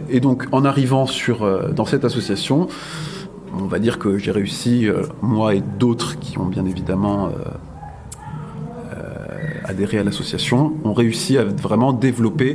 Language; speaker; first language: French; native; French